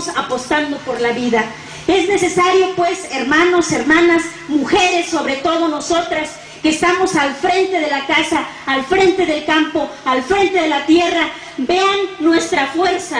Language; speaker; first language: Spanish; native; Spanish